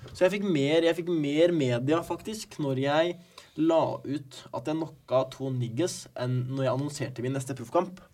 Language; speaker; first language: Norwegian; early bilingual, other home language; Arabic